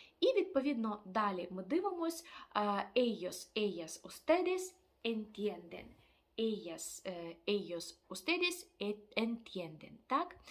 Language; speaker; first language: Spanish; non-native, fluent; Ukrainian